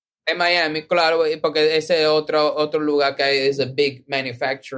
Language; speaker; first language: Spanish; early bilingual, heritage; Spanish